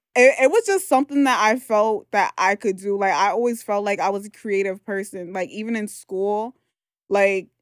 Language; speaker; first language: English; native; English